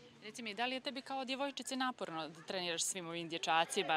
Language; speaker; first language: Serbian; native; Serbian